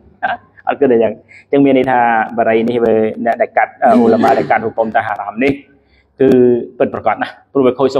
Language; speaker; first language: Khmer; native; Khmer